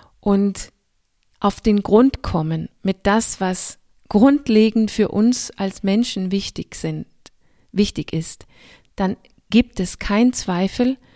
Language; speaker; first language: German; non-native, fluent; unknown